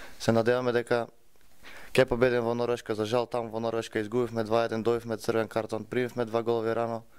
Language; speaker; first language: Macedonian; native; Macedonian